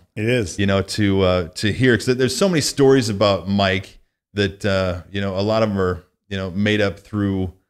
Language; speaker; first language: English; native; English